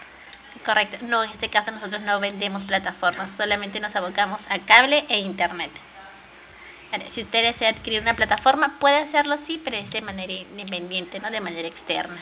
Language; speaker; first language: Spanish; native; Spanish